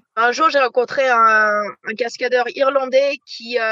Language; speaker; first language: French; native; French